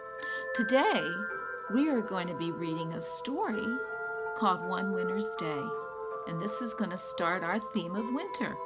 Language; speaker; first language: English; native; English